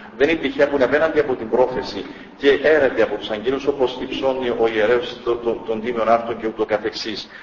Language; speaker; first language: Greek; native; Greek